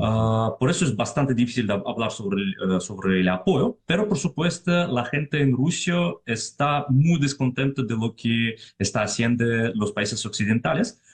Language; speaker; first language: Spanish; non-native, fluent; Russian